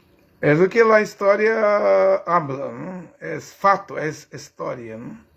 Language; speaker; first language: Spanish; non-native, learner; Portuguese